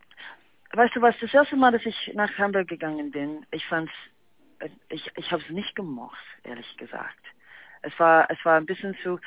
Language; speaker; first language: German; non-native, fluent; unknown